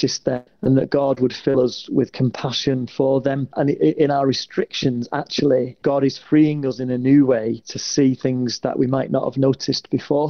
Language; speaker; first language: English; native; English